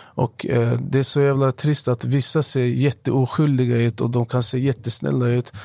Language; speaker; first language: Swedish; non-native, fluent; Arabic